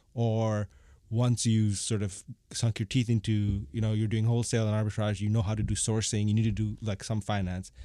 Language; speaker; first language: English; non-native, fluent; Bangla